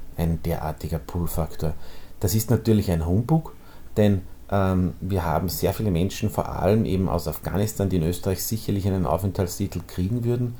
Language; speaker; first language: German; native; German